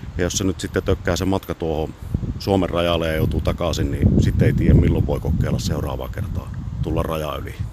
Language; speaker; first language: Finnish; native; Finnish